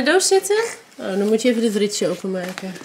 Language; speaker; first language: Dutch; native; Dutch